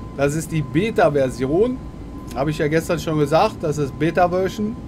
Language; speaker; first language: English; non-native, learner; German